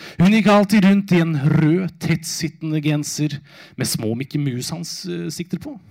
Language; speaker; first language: Norwegian; native; Norwegian